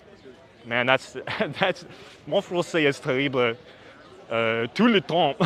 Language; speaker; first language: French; non-native, learner; English